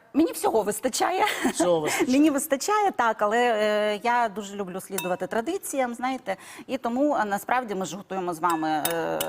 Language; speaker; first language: Ukrainian; native; Ukrainian